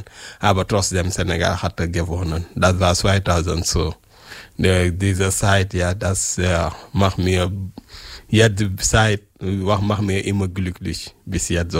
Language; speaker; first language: German; non-native, learner; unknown